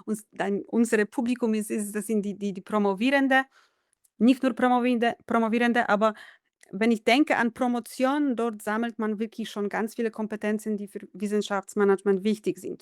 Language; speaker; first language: German; non-native, fluent; Polish